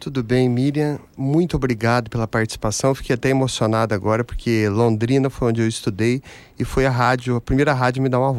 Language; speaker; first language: Portuguese; native; Portuguese